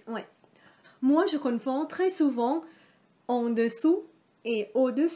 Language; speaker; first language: French; non-native, fluent; Thai